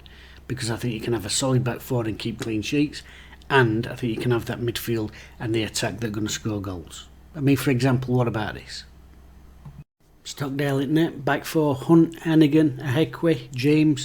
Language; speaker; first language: English; native; English